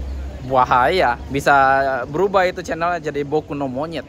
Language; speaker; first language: Indonesian; native; Indonesian